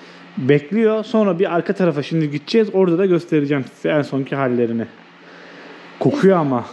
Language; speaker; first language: Turkish; native; Turkish